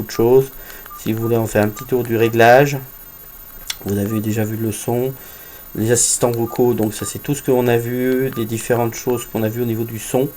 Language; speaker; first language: French; native; French